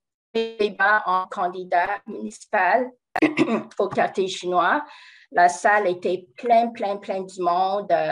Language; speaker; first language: French; non-native, fluent; English